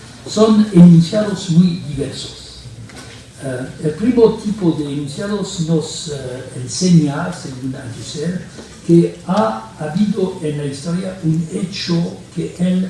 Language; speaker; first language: Spanish; non-native, fluent; French